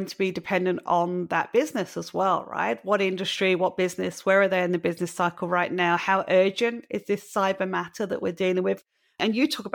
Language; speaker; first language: English; native; English